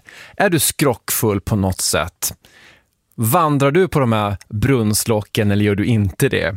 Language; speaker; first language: Swedish; native; Swedish